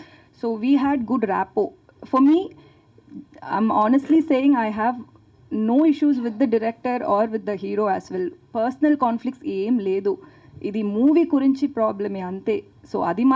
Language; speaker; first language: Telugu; non-native, learner; Tamil